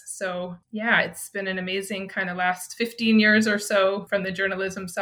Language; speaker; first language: English; native; English